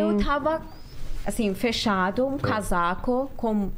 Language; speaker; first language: Portuguese; non-native, learner; Persian